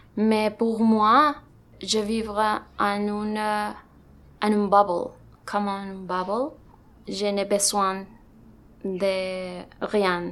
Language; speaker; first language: French; non-native, learner; Spanish